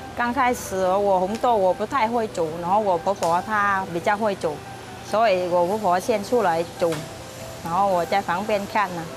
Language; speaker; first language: Chinese; non-native, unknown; Vietnamese